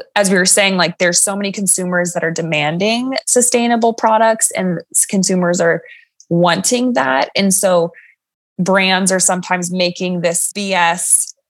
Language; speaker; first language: English; native; English